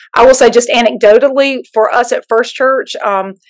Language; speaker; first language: English; native; English